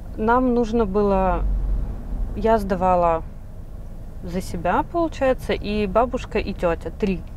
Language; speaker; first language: Russian; native; Russian